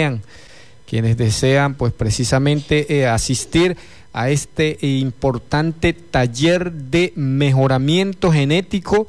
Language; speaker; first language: Spanish; native; Spanish